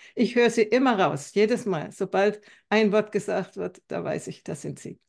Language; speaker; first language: German; native; German